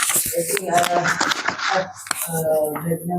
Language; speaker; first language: English; non-native, learner; Indonesian